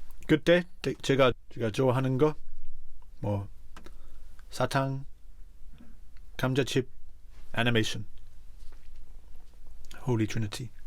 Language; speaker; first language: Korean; non-native, fluent; English